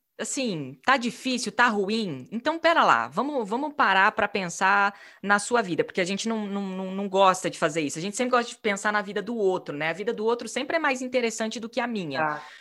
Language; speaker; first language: Portuguese; native; Portuguese